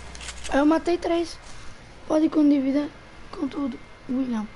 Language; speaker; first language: Portuguese; non-native, fluent; Italian